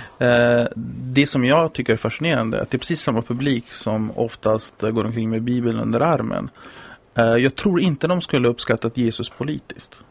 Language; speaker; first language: Swedish; non-native, fluent; Italian